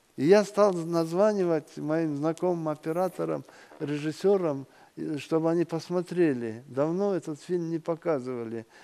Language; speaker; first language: Russian; non-native, local second language; Kyrgyz